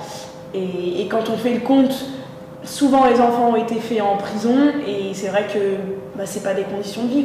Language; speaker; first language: French; native; French